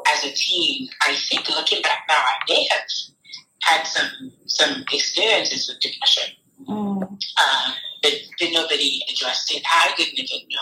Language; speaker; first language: English; non-native, local second language; Akan